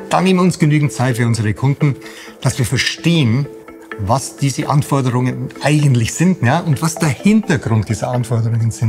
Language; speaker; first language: German; native; German